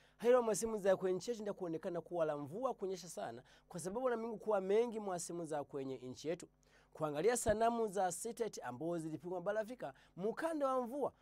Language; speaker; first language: Swahili; non-native, local second language; Ganda